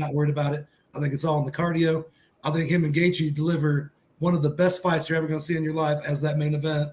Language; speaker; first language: English; native; English